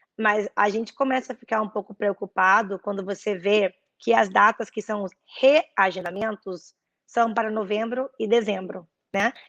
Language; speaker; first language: Portuguese; early bilingual, heritage; Portuguese